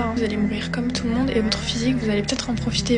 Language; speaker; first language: French; native; French